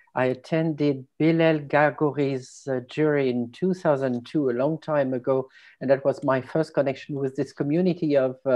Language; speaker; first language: English; non-native, fluent; French